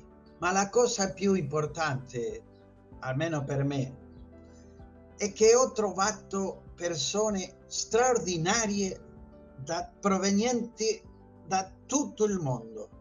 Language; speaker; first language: Italian; non-native, fluent; Spanish